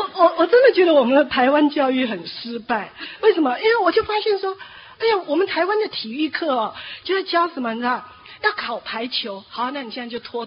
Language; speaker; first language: Chinese; native; Chinese